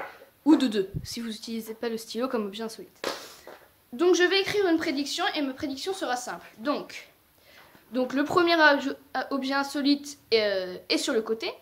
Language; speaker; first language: French; native; French